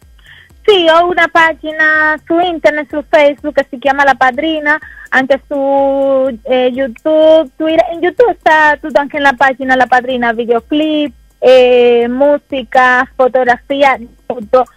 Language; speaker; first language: Italian; non-native, fluent; Spanish